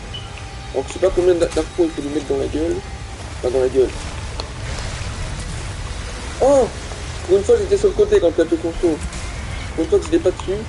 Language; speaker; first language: French; native; French